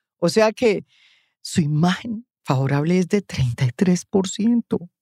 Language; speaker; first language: Spanish; native; Spanish